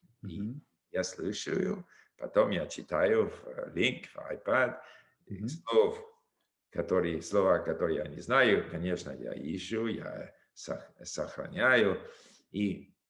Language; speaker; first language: Russian; non-native, learner; English